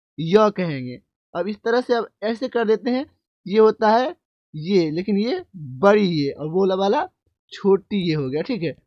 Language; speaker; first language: Hindi; native; Hindi